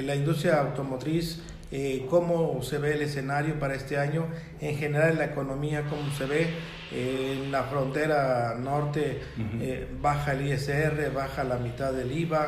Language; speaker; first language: Spanish; native; Spanish